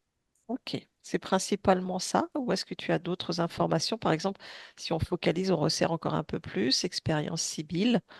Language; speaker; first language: French; native; French